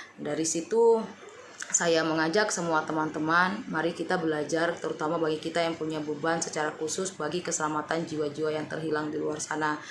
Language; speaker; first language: Indonesian; native; Indonesian